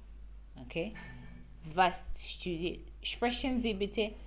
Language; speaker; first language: German; non-native, learner; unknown